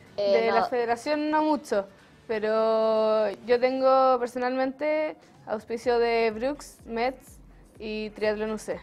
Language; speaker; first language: Spanish; native; Spanish